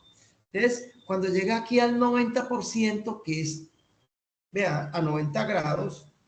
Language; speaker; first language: Spanish; native; Spanish